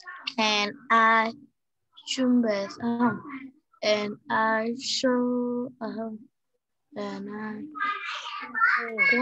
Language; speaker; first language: English; non-native, learner; Vietnamese